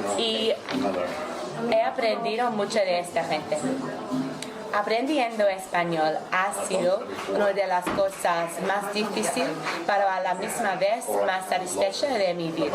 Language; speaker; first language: Spanish; non-native, learner; English